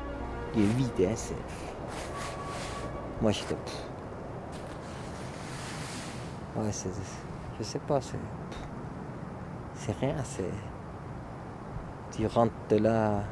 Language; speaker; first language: French; non-native, local second language; German